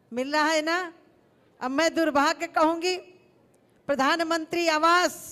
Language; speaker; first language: Hindi; native; Hindi